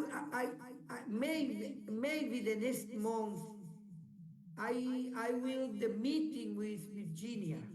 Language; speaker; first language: English; non-native, learner; Spanish